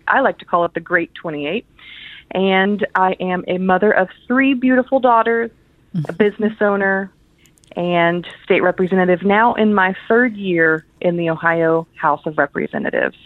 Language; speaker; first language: English; native; English